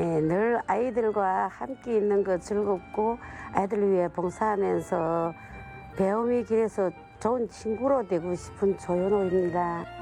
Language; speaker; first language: Korean; non-native, fluent; Chinese